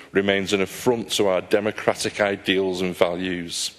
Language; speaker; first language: English; native; English